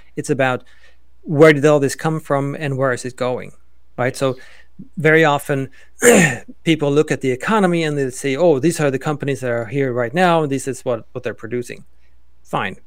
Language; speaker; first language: English; non-native, fluent; Swedish